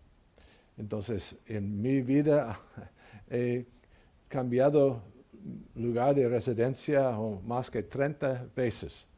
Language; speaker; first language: Spanish; non-native, learner; English